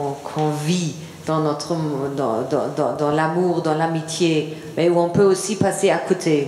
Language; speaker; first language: French; non-native, fluent; German